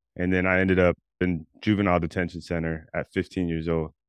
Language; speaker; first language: English; native; English